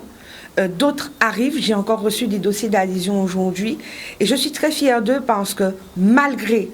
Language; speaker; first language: French; native; French